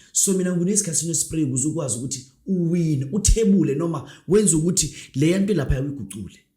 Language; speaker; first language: Zulu; non-native, local second language; Northern Sotho